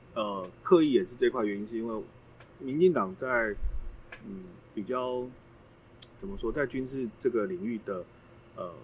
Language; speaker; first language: Chinese; native; Chinese